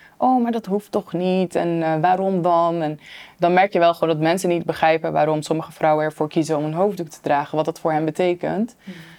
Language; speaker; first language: Dutch; early bilingual, other home language; Turkish